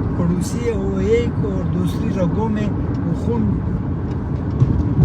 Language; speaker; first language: Hindi; non-native, learner; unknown